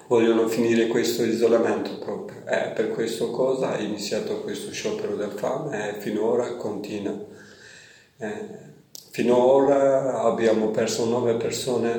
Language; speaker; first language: Italian; non-native, learner; Kurdish